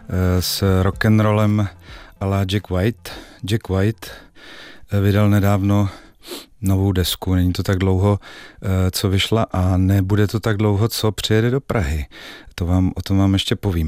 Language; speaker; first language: Czech; native; Czech